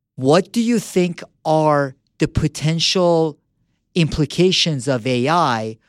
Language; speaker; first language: English; early bilingual, other home language; Persian